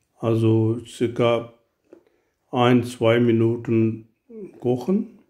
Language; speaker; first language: German; non-native, learner; Urdu